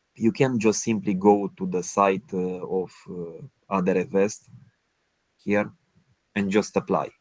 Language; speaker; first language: English; non-native, fluent; Romanian